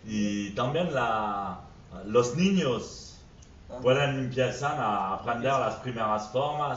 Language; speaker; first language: Spanish; non-native, fluent; French